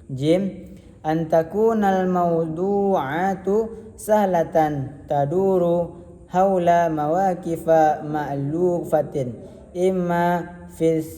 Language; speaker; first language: Arabic; non-native, learner; Indonesian